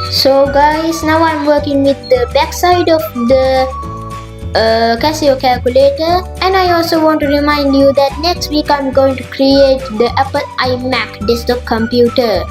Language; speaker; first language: English; non-native, local second language; Sinhala